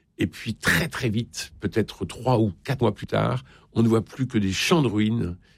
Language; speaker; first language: French; native; French